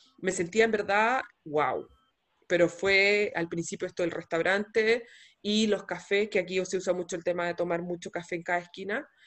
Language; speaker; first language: Spanish; native; Spanish